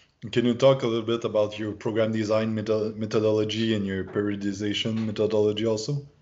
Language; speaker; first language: English; non-native, fluent; French